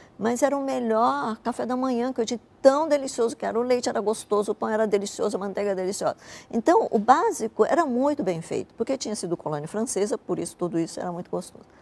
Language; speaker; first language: Portuguese; early bilingual, other home language; Japanese